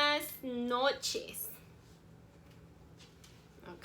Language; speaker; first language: Spanish; non-native, fluent; English